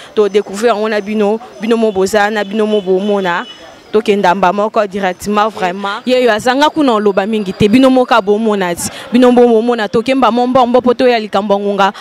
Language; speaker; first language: Lingala; native; Lingala